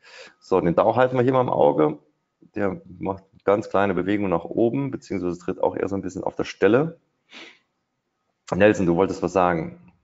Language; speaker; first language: German; native; German